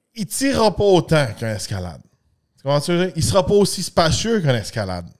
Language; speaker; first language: French; native; French